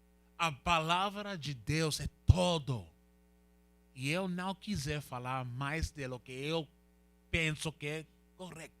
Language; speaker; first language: Portuguese; non-native, learner; Spanish